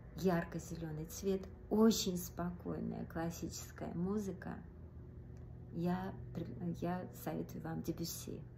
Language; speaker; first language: Russian; native; Russian